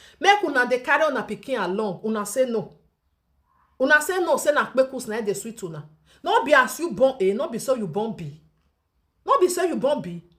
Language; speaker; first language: Nigerian Pidgin; native; Nigerian Pidgin